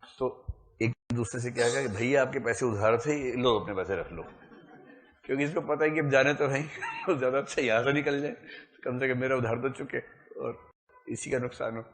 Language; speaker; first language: Hindi; native; Hindi